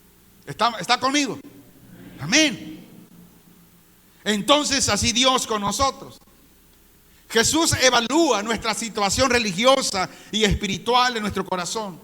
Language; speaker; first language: Spanish; native; Spanish